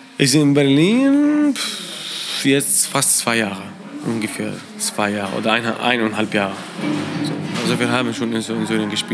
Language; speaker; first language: German; non-native, learner; Arabic